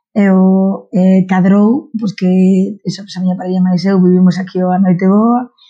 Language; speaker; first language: Galician; non-native, local second language; Spanish